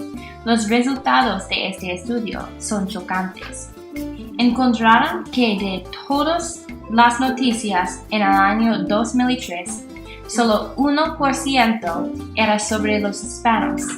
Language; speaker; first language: Spanish; non-native, learner; English